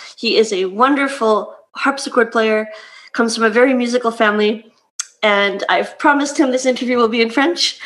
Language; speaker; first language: English; native; English